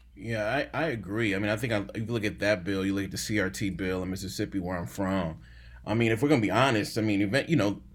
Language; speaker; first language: English; native; English